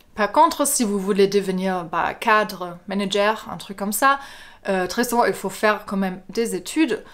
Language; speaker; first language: French; non-native, fluent; German